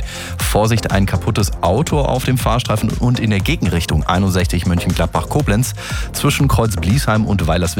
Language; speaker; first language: German; native; German